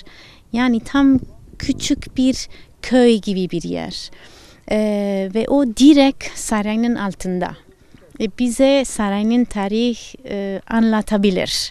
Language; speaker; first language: Turkish; non-native, fluent; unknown